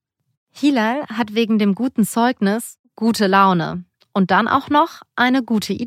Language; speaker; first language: German; native; German